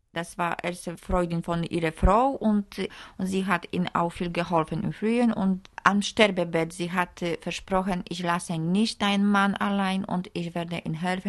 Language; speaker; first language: German; non-native, learner; Polish